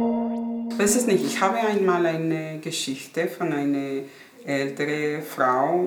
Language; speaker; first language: German; non-native, learner; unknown